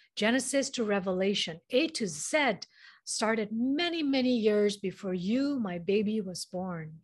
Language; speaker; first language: English; non-native, local second language; Manipuri